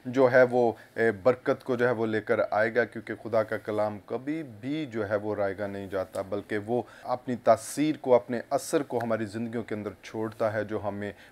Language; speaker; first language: Urdu; non-native, local second language; Punjabi